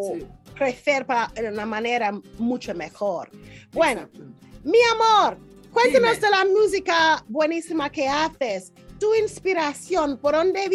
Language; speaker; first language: Spanish; non-native, learner; English